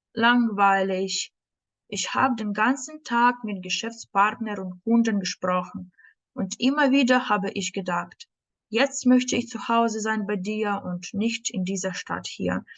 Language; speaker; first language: German; non-native, fluent; Ukrainian